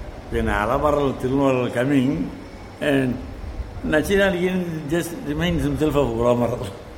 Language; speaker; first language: English; non-native, local second language; Tamil